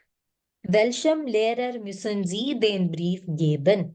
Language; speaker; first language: German; non-native, fluent; Malayalam